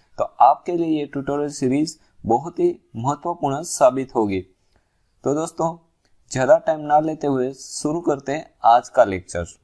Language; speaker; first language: Hindi; non-native, local second language; Gujarati